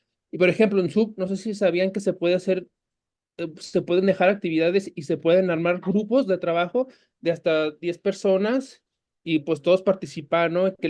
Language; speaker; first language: Spanish; native; Spanish